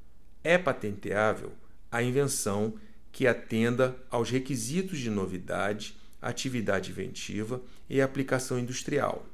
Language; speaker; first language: Portuguese; native; Portuguese